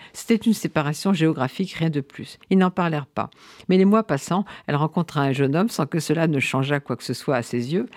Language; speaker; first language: French; native; French